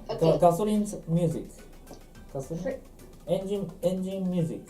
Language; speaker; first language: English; non-native, learner; Japanese